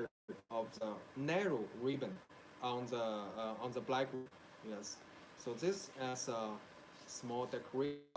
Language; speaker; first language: English; non-native, learner; Chinese